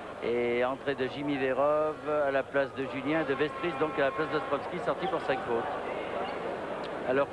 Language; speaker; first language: French; native; French